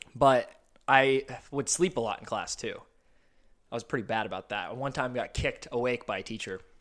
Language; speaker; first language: English; early bilingual, other home language; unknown